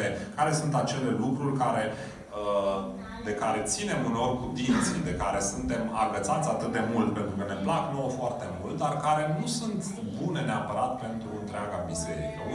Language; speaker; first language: Romanian; native; Romanian